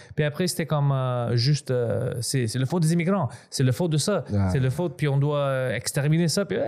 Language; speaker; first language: French; non-native, fluent; Greek